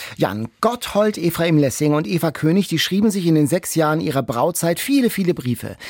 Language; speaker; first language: German; native; German